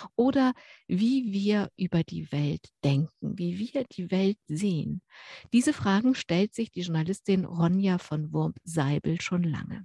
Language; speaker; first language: German; native; German